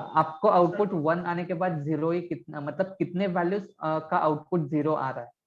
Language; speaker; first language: Hindi; non-native, local second language; Marathi